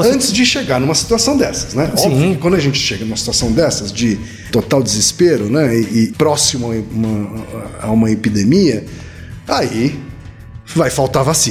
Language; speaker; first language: Portuguese; native; Portuguese